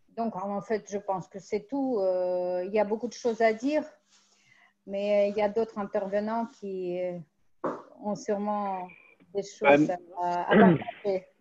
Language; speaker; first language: French; non-native, fluent; Russian